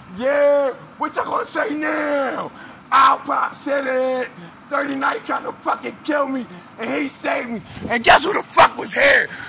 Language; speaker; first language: English; native; English